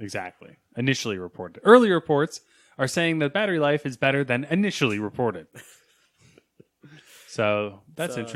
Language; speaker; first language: English; native; English